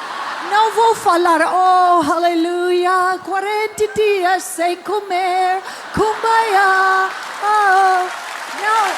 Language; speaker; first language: Portuguese; non-native, learner; English